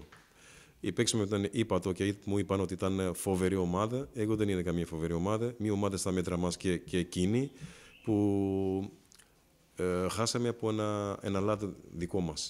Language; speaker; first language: Greek; non-native, fluent; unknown